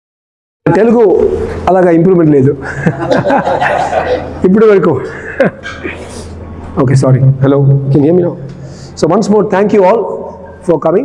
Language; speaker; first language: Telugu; non-native, learner; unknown